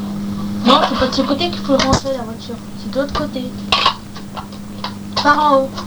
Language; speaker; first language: French; native; French